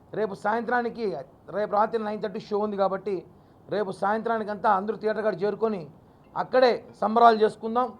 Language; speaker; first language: Telugu; native; Telugu